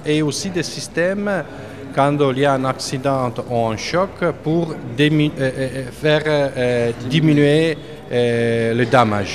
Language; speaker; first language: French; non-native, fluent; Italian